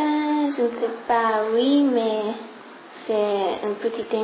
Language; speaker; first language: French; non-native, learner; English